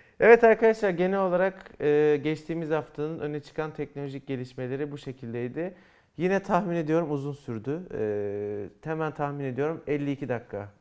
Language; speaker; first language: Turkish; native; Turkish